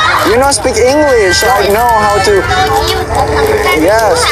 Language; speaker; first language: English; non-native, learner; Sundanese